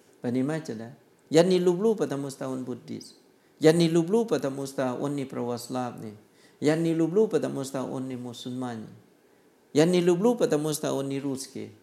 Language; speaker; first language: Russian; non-native, learner; Thai